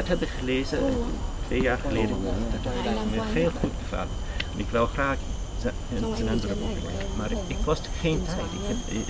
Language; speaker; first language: Dutch; non-native, learner; English